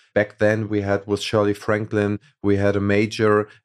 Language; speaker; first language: English; non-native, fluent; German